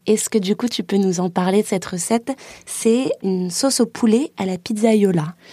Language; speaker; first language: French; native; French